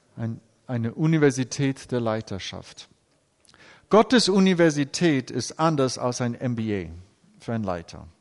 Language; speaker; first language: German; native; German